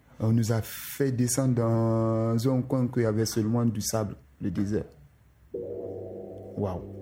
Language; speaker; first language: French; non-native, local second language; Susu